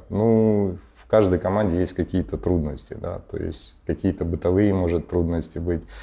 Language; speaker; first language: Russian; native; Russian